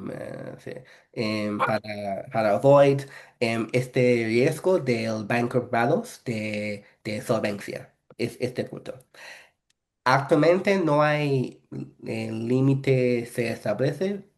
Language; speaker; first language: Spanish; non-native, fluent; English